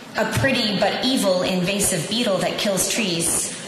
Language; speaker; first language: English; native; English